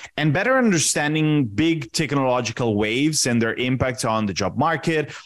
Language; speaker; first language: English; non-native, fluent; Italian